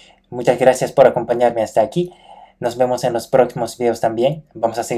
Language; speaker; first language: Spanish; non-native, fluent; Japanese